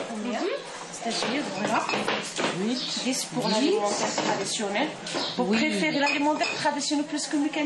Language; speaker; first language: French; non-native, local second language; German